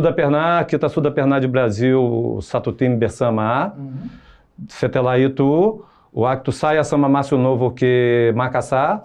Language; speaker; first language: Indonesian; non-native, fluent; Portuguese